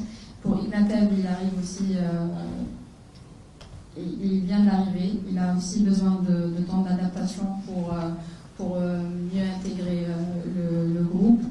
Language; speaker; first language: French; non-native, local second language; Arabic